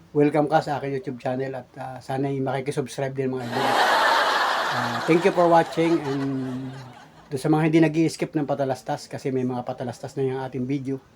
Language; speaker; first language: Filipino; native; Filipino